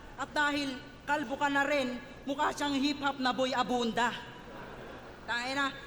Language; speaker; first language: Filipino; native; Filipino